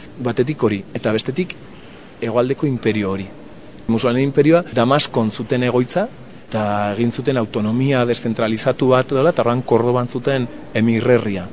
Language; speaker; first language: Basque; non-native, local second language; Spanish